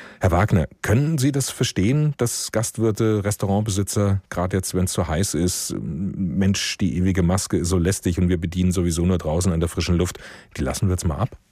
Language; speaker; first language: German; native; German